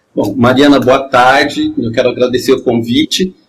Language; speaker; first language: Portuguese; native; Portuguese